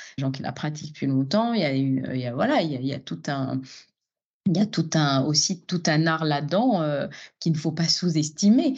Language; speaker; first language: French; non-native, local second language; Arabic